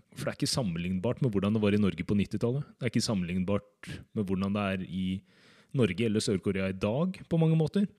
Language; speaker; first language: Norwegian; native; Norwegian